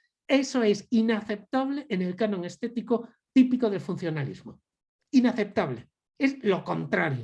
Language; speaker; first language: Spanish; native; Spanish